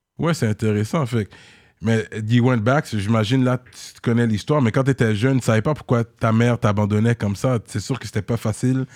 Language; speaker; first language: French; native; French